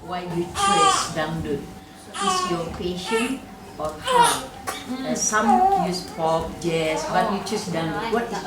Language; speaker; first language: English; non-native, local second language; Indonesian